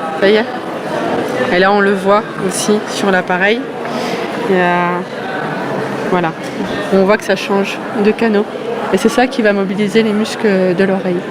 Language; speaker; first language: French; native; French